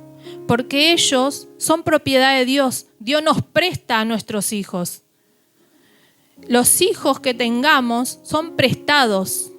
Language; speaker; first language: Spanish; native; Spanish